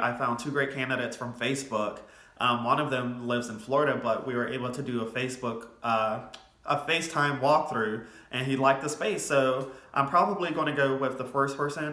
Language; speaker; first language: English; native; English